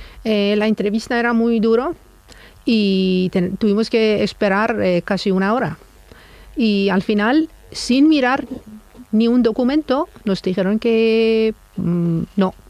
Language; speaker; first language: Spanish; non-native, fluent; Persian